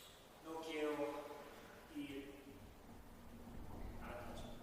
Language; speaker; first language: Spanish; non-native, learner; Japanese